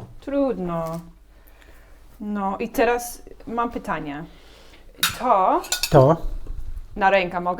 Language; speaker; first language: Polish; non-native, learner; English